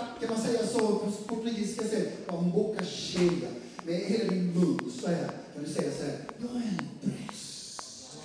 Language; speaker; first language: Swedish; non-native, fluent; Portuguese